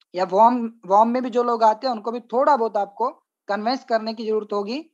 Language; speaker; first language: Hindi; native; Hindi